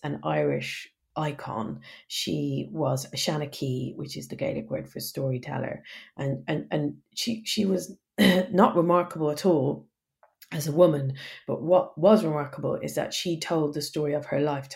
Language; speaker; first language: English; native; English